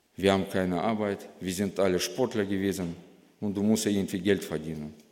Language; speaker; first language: German; non-native, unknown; Russian